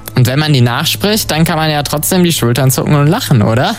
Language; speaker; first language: German; native; German